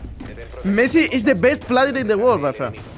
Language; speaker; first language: English; non-native, learner; Spanish